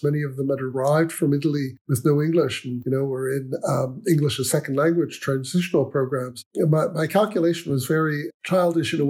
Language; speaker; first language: English; native; English